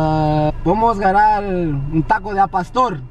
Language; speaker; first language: Spanish; early bilingual, heritage; Spanish